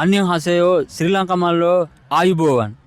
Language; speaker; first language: Korean; non-native, learner; Sinhala